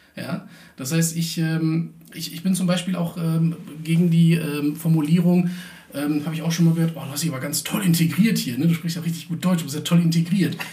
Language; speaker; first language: German; early bilingual, other home language; Turkish